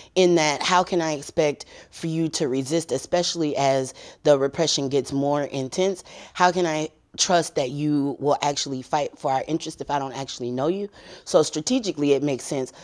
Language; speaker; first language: English; native; English